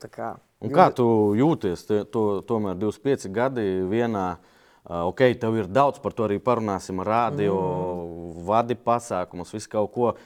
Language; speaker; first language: Latvian; non-native, local second language; Russian